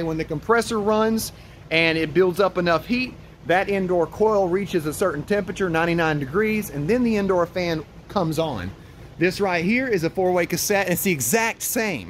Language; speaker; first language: English; native; English